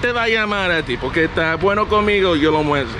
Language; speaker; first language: Spanish; non-native, learner; English